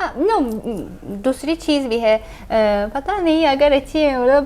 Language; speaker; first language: Urdu; non-native, learner; Azerbaijani